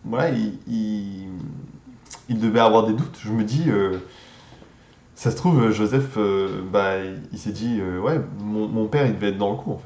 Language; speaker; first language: French; native; French